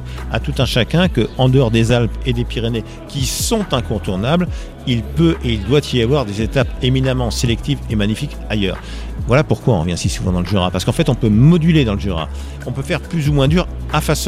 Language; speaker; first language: French; native; French